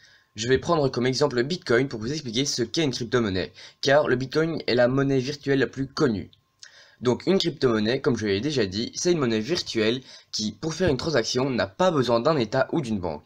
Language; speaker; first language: French; native; French